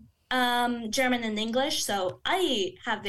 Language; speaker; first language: English; native; English